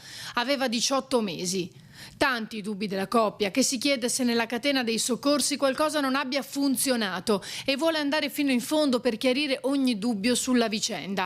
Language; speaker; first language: Italian; native; Italian